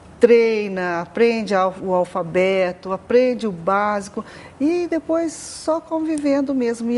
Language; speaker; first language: Portuguese; non-native, local second language; Japanese